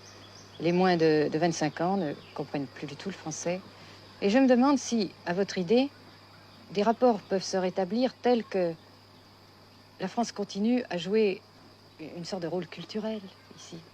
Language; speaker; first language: French; native; French